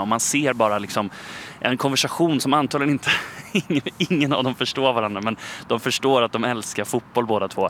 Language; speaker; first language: Swedish; native; Swedish